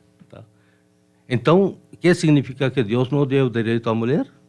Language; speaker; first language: Portuguese; non-native, fluent; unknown